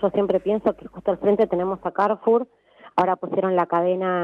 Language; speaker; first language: Spanish; native; Spanish